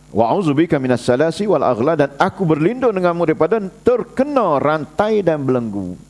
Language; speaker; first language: Malay; native; Malay